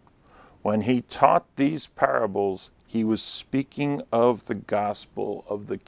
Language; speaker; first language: English; native; English